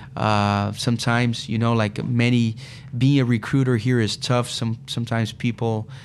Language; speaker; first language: English; non-native, fluent; Portuguese